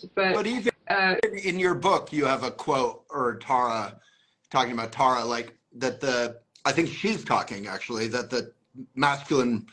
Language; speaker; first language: English; native; English